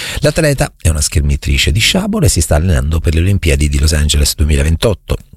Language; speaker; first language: Italian; native; Italian